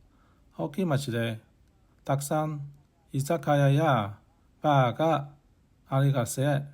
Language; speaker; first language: Japanese; non-native, learner; English